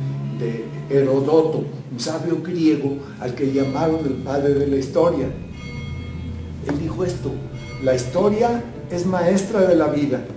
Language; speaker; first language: Spanish; native; Spanish